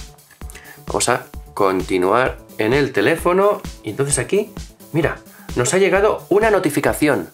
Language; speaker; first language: Spanish; native; Spanish